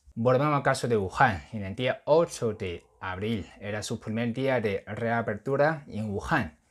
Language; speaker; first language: Spanish; non-native, fluent; Chinese